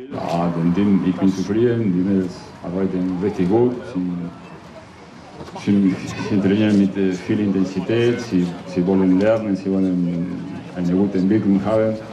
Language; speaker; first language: German; non-native, learner; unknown